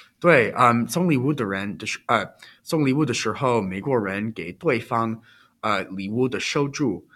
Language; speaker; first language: Chinese; non-native, learner; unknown